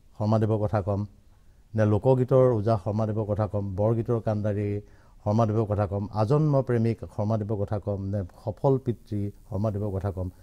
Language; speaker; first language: Assamese; native; Assamese